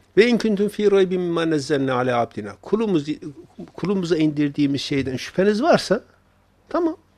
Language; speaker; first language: Turkish; native; Turkish